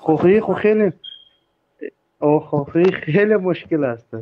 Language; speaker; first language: Persian; non-native, learner; Urdu